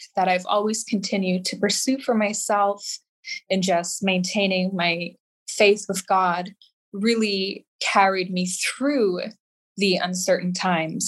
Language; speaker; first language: English; native; English